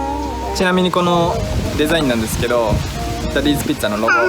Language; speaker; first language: Japanese; native; Japanese